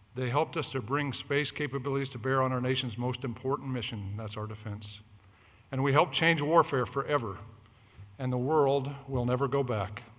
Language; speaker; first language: English; native; English